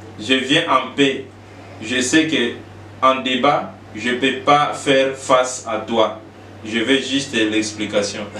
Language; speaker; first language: French; non-native, local second language; Lingala